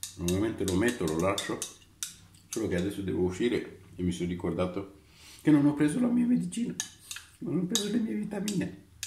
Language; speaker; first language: Italian; non-native, fluent; Romanian